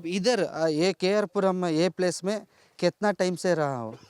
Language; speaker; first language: Hindi; non-native, local second language; Kannada